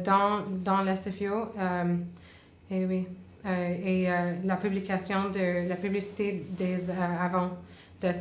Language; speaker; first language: French; non-native, local second language; English